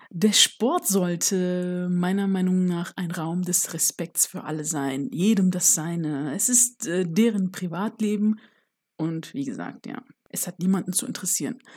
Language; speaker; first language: German; early bilingual, other home language; Turkish